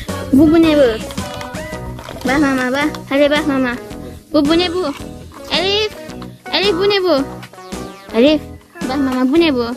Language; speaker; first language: Turkish; non-native, learner; Indonesian